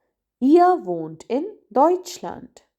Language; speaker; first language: German; non-native, fluent; Hindi